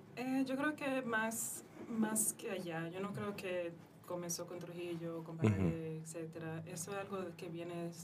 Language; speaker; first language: Spanish; early bilingual, heritage; Spanish